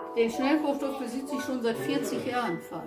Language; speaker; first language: German; native; German